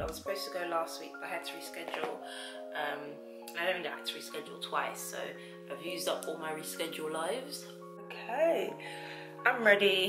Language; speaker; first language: English; native; English